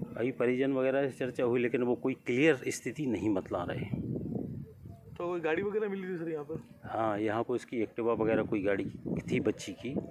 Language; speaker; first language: Hindi; native; Hindi